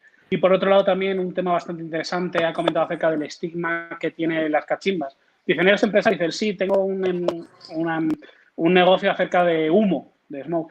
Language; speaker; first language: Spanish; native; Spanish